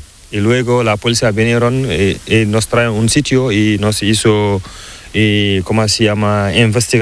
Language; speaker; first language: Spanish; non-native, learner; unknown